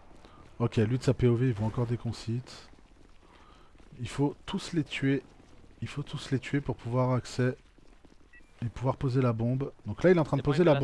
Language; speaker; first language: French; native; French